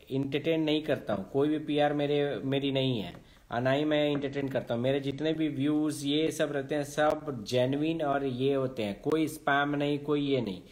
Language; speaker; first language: Hindi; native; Hindi